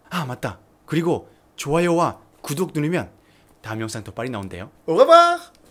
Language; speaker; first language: Korean; non-native, fluent; French